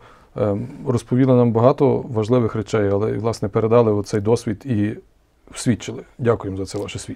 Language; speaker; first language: Ukrainian; native; Ukrainian